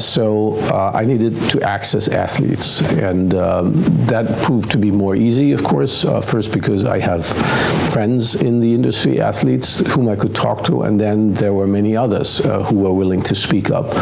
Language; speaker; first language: English; non-native, fluent; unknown